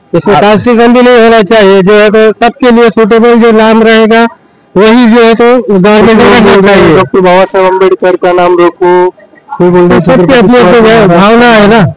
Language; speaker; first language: Hindi; non-native, local second language; Marathi